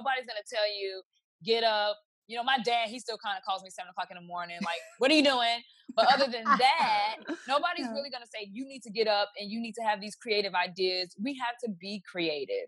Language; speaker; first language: English; native; English